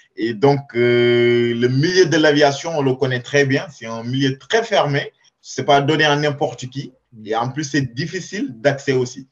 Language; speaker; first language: French; non-native, local second language; Wolof